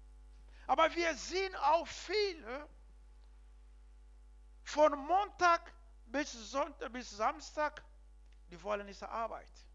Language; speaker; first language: German; non-native, learner; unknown